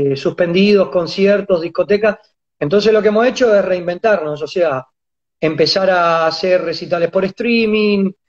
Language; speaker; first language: Spanish; native; Spanish